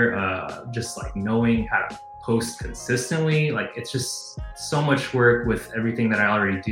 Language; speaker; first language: English; native; English